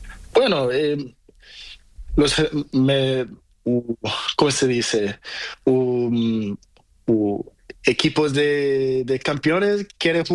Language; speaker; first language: Spanish; non-native, learner; Portuguese